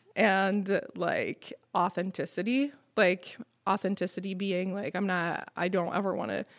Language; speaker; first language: English; non-native, fluent; French